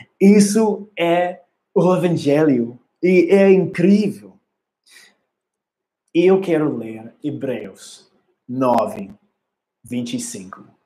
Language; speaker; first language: Portuguese; non-native, learner; English